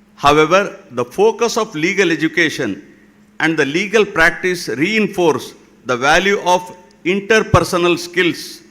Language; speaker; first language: English; non-native, local second language; Kannada